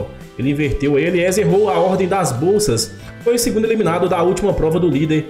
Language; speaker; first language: Portuguese; native; Portuguese